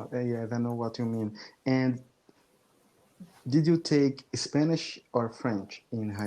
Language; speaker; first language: English; non-native, fluent; Portuguese